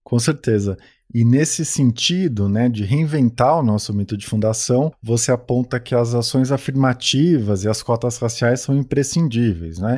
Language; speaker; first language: Portuguese; native; Portuguese